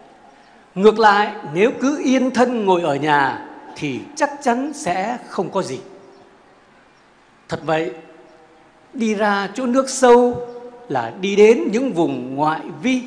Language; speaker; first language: Vietnamese; native; Vietnamese